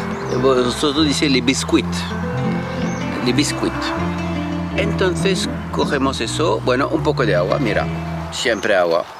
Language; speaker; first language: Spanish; non-native, learner; French